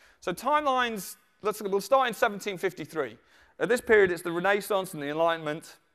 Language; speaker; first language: English; native; English